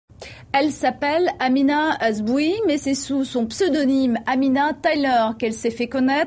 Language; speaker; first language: French; native; French